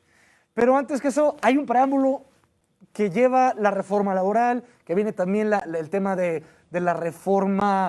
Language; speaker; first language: Spanish; native; Spanish